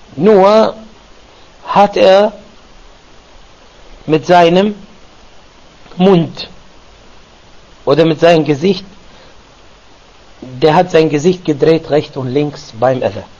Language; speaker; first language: German; non-native, fluent; Arabic